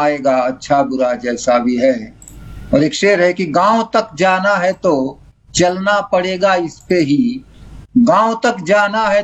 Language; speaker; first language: Hindi; native; Hindi